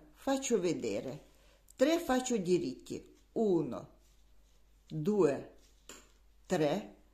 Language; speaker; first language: Italian; non-native, learner; Russian